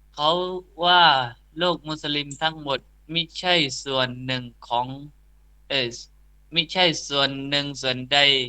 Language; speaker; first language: Thai; non-native, local second language; Pattani Malay